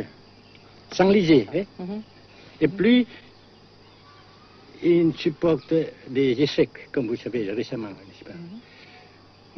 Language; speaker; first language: French; non-native, fluent; Vietnamese